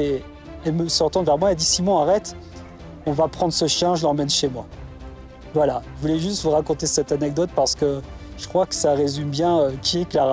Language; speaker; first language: French; native; French